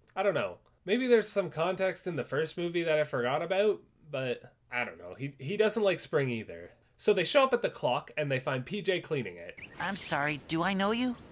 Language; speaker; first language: English; native; English